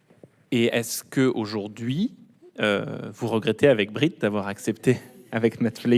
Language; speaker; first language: French; native; French